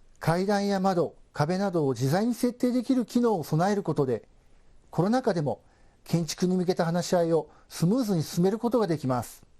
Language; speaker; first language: Japanese; native; Japanese